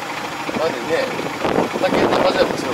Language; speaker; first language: Japanese; native; Japanese